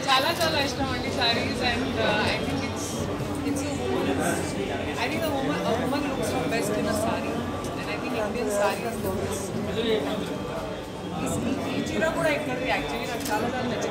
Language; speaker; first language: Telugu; non-native, learner; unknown